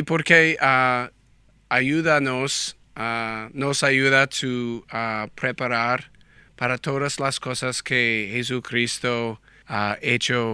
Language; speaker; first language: Spanish; non-native, learner; English